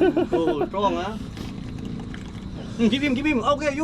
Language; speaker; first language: English; non-native, learner; Thai